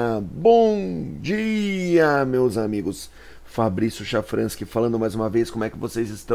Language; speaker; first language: Portuguese; native; Portuguese